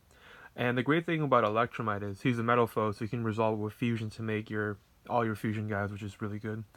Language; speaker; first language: English; native; English